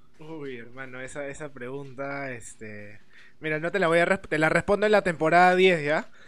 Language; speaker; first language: Spanish; native; Spanish